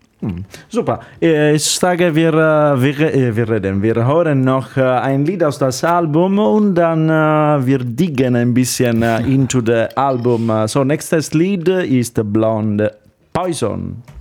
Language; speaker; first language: German; non-native, learner; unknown